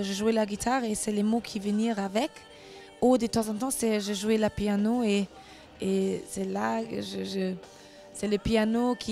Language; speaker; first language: French; non-native, learner; German